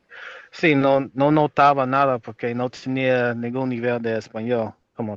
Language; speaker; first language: Spanish; non-native, fluent; English